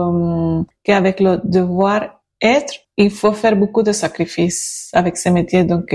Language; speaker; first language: French; non-native, learner; Spanish